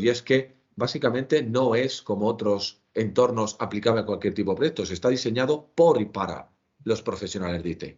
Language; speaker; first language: Spanish; native; Spanish